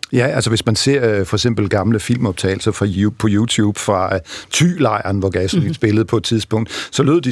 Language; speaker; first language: Danish; native; Danish